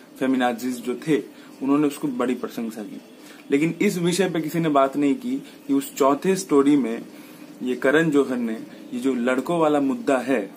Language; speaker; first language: Hindi; non-native, local second language; Bangla